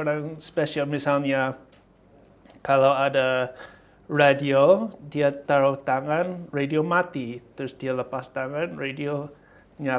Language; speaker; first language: Indonesian; non-native, fluent; English